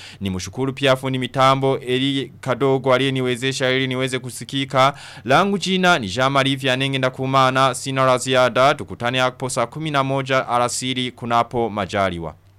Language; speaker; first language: Swahili; non-native, local second language; Rundi